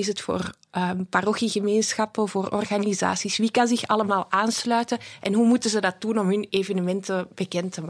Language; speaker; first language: Dutch; native; Dutch